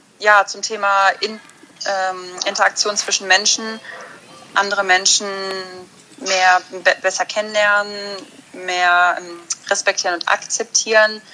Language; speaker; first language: German; early bilingual, other home language; Russian